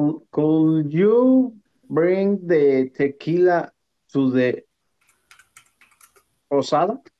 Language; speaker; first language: English; non-native, learner; Spanish